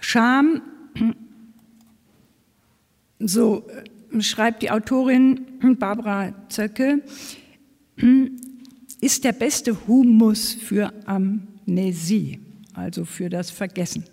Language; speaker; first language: German; native; German